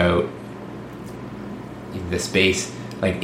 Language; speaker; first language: English; native; English